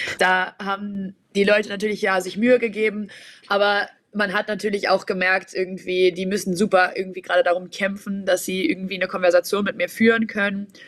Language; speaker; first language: German; native; German